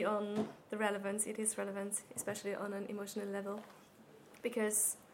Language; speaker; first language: English; non-native, fluent; German